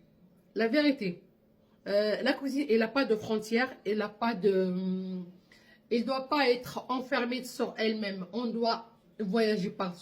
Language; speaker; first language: French; non-native, local second language; Arabic